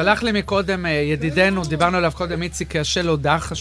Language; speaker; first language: Hebrew; native; Hebrew